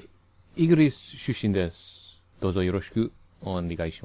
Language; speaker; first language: Japanese; non-native, learner; English